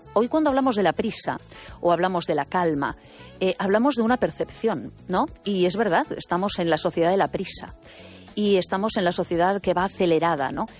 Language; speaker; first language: Spanish; native; Spanish